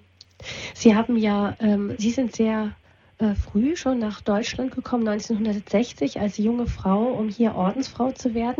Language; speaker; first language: German; native; German